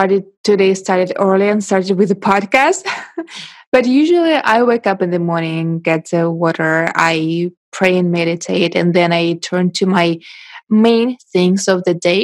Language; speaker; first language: English; non-native, fluent; Russian